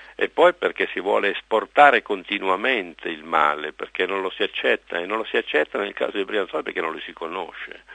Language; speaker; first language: Italian; native; Italian